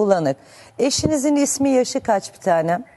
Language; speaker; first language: Turkish; native; Turkish